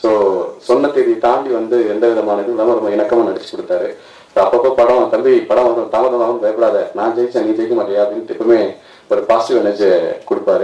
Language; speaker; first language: Tamil; native; Tamil